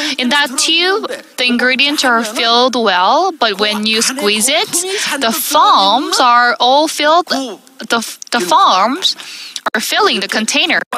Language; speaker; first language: English; non-native, fluent; Korean